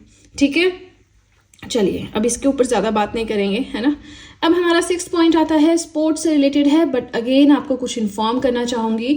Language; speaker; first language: Hindi; native; Hindi